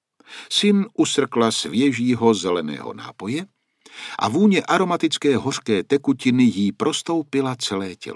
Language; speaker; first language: Czech; native; Czech